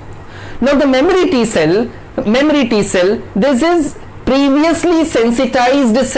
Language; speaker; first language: English; non-native, local second language; Hindi